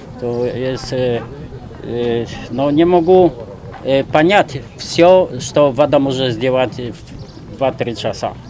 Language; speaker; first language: Russian; non-native, learner; Polish